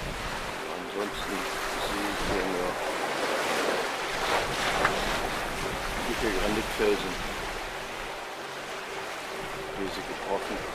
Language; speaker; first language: German; native; German